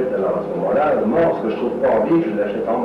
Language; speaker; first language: French; native; French